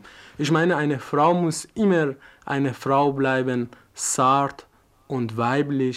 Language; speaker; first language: German; non-native, fluent; Persian